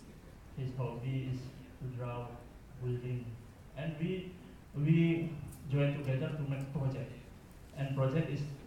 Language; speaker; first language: English; non-native, learner; Indonesian